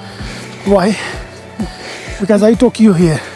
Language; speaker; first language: English; non-native, learner; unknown